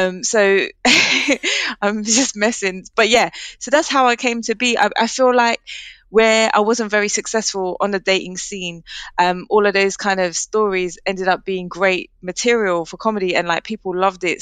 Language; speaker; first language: English; native; English